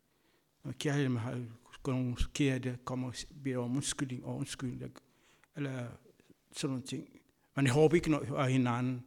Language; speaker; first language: Danish; non-native, fluent; Kabuverdianu